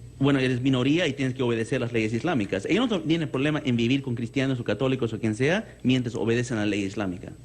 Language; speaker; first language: Spanish; early bilingual, heritage; Spanish